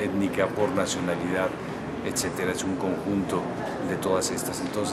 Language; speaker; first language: Spanish; native; Spanish